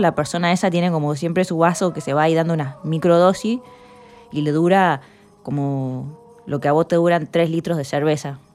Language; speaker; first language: Spanish; native; Spanish